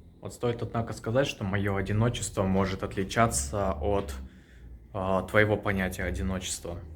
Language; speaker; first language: Russian; native; Russian